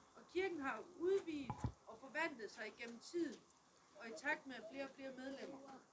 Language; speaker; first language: Danish; native; Danish